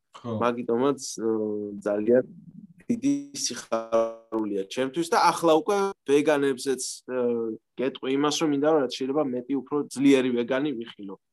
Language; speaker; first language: Georgian; native; Georgian